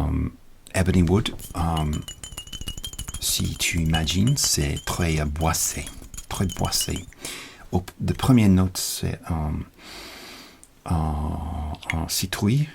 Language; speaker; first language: French; non-native, learner; English